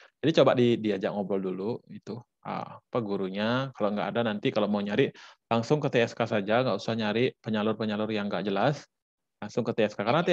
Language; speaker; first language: Indonesian; native; Indonesian